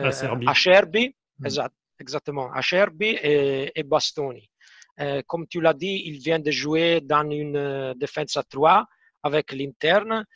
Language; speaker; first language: French; non-native, fluent; Italian